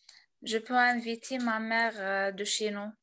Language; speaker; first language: French; non-native, learner; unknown